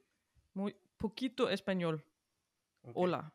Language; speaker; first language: Spanish; non-native, learner; Danish